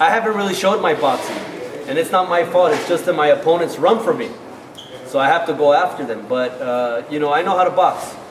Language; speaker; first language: English; early bilingual, other home language; Spanish